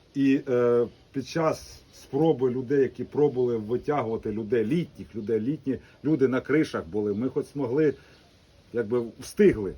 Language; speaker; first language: Ukrainian; native; Ukrainian